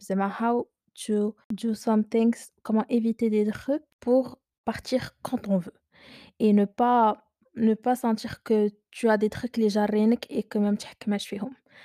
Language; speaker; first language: French; non-native, local second language; Arabic